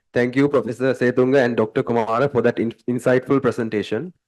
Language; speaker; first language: English; non-native, local second language; Sinhala